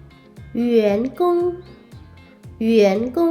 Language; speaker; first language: Chinese; non-native, learner; Lao